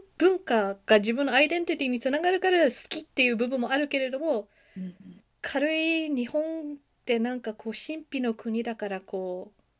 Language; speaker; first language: Japanese; early bilingual, heritage; Japanese